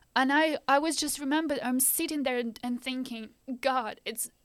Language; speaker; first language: English; non-native, fluent; Ukrainian